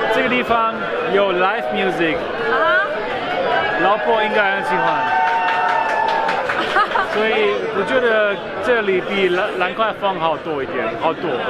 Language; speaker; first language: Chinese; non-native, fluent; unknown